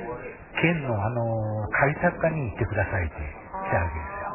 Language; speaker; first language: Japanese; native; Japanese